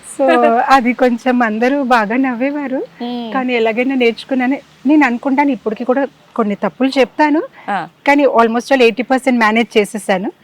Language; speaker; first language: Telugu; non-native, fluent; Gujarati